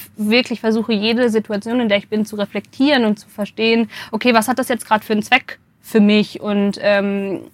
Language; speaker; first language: German; native; German